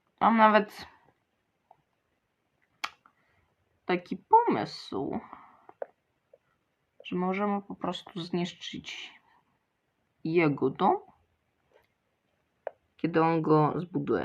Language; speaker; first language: Polish; early bilingual, other home language; Ukrainian